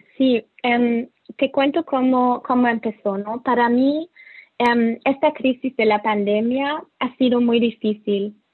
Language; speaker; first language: Spanish; non-native, fluent; German